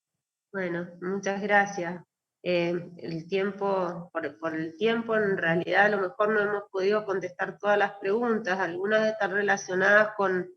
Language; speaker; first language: Spanish; native; Spanish